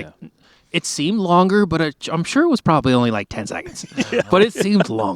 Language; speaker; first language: English; native; English